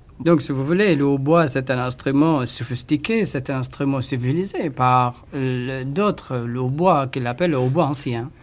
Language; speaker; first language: French; non-native, fluent; Arabic